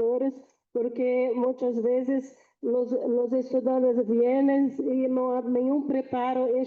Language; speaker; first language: Portuguese; non-native, fluent; Spanish